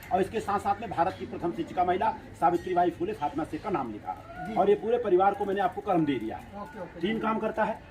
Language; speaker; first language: Hindi; native; Hindi